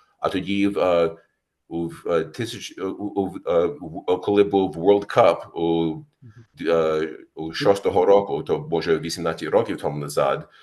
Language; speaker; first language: Ukrainian; early bilingual, heritage; Ukrainian